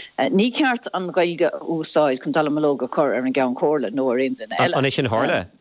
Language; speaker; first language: Irish; non-native, local second language; English